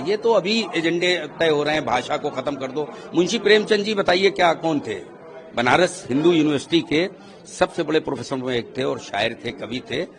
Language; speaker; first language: Hindi; native; Hindi